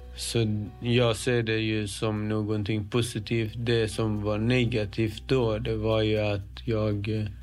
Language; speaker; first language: Swedish; native; Swedish